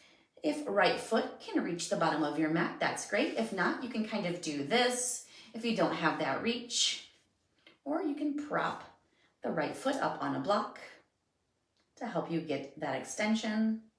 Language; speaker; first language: English; native; English